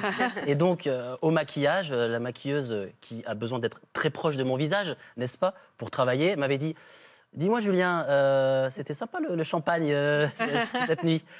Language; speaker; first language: French; native; French